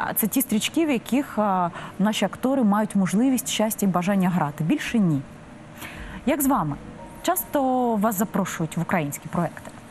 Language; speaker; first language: Ukrainian; native; Ukrainian